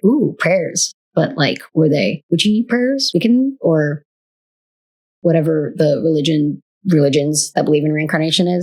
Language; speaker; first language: English; native; English